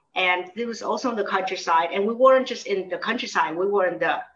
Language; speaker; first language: English; early bilingual, other home language; Vietnamese